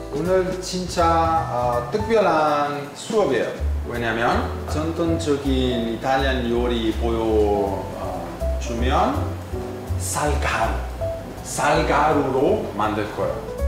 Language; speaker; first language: Korean; non-native, fluent; Italian